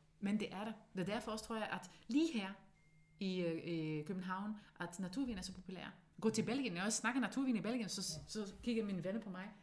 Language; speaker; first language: Danish; non-native, fluent; Dutch